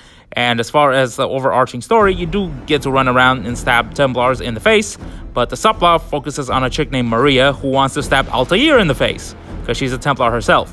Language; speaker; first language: English; native; English